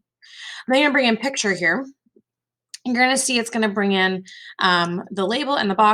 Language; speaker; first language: English; native; English